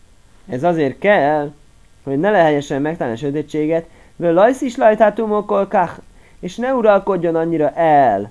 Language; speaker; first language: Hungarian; native; Hungarian